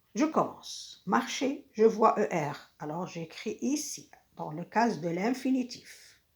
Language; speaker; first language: French; non-native, local second language; Arabic